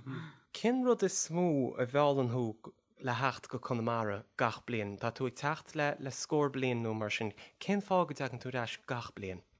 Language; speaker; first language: Irish; native; Irish